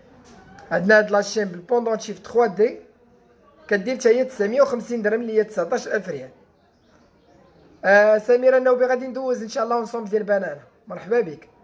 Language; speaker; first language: Arabic; native; Arabic